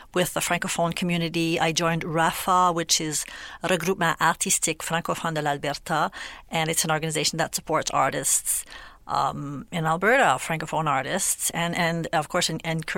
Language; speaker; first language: English; non-native, fluent; French